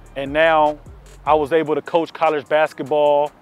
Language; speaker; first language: English; native; English